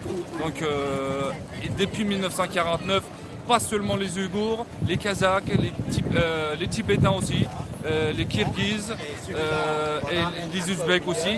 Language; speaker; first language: French; non-native, learner; Uyghur